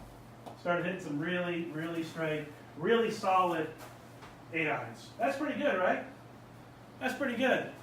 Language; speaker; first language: English; native; English